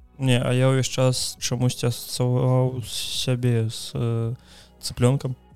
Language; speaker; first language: Belarusian; non-native, local second language; Russian